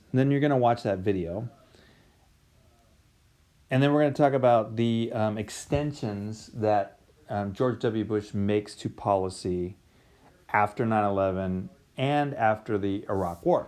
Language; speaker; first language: English; native; English